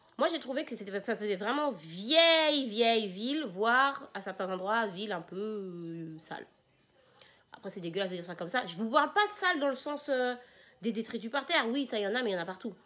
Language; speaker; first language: French; native; French